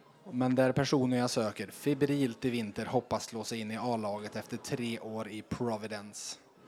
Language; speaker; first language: Swedish; native; Swedish